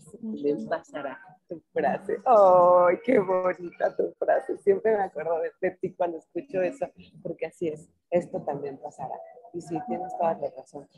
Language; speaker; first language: Spanish; native; Spanish